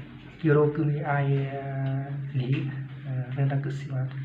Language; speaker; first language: Japanese; non-native, learner; Vietnamese